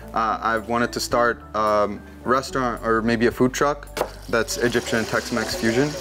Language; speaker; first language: English; early bilingual, other home language; Arabic